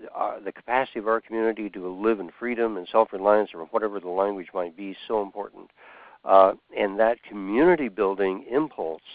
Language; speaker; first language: English; native; English